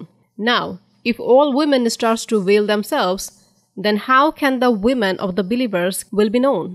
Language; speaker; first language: English; non-native, fluent; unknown